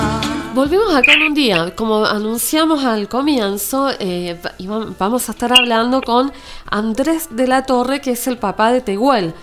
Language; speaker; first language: Spanish; native; Spanish